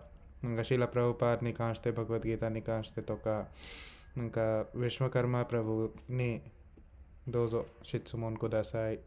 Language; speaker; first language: Japanese; non-native, fluent; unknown